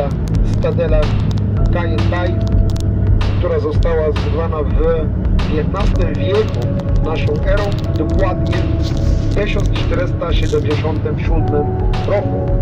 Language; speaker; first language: Polish; non-native, learner; Arabic